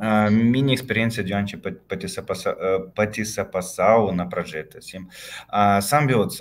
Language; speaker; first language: Portuguese; non-native, learner; Ukrainian